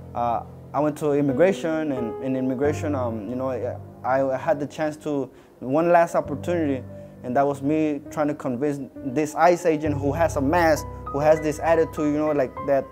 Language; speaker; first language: English; native; English